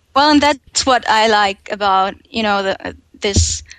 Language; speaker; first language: English; non-native, fluent; German